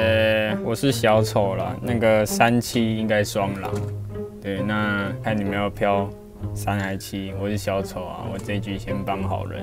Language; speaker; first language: Chinese; native; Chinese